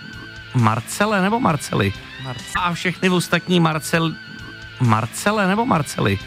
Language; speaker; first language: Czech; native; Czech